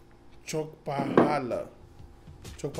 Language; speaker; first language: Turkish; non-native, learner; English